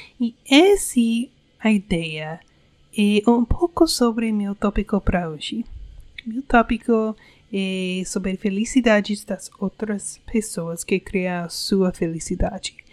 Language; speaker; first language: Portuguese; non-native, learner; English